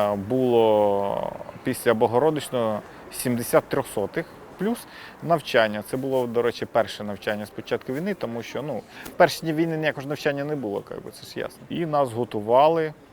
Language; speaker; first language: Ukrainian; native; Ukrainian